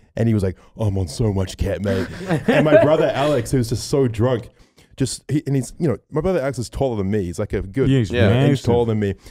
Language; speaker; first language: English; native; English